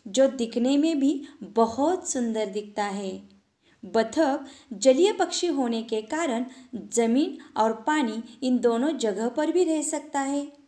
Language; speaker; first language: Hindi; non-native, local second language; Marathi